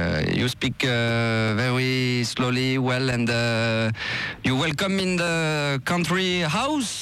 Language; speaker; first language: English; non-native, learner; French